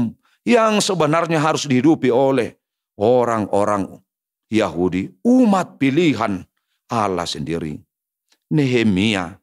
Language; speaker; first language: Indonesian; native; Indonesian